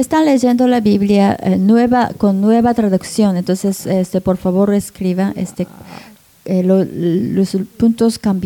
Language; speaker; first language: Spanish; non-native, learner; Japanese